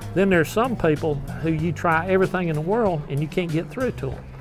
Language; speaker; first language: English; native; English